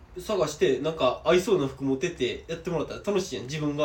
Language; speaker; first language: Japanese; native; Japanese